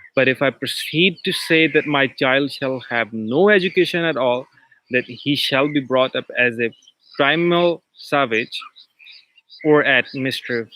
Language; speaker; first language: English; non-native, local second language; Punjabi